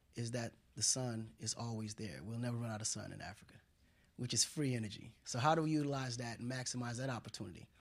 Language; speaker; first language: English; non-native, fluent; Wolof